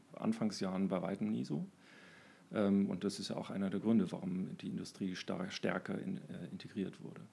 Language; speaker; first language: German; native; German